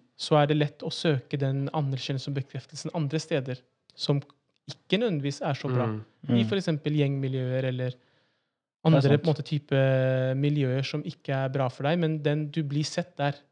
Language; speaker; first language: Norwegian; early bilingual, other home language; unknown